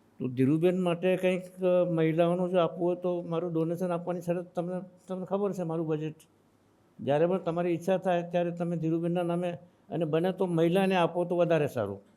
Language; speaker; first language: Gujarati; non-native, local second language; Kachhi